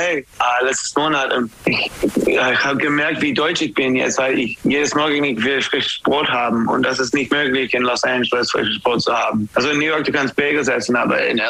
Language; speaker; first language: German; non-native, learner; English